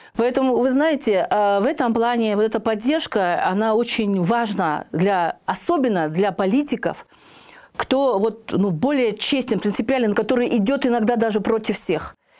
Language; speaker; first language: Russian; native; Russian